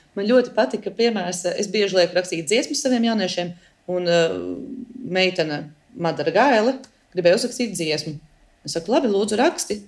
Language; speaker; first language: Latvian; early bilingual, heritage; Latvian